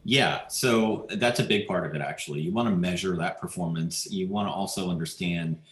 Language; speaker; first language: English; native; English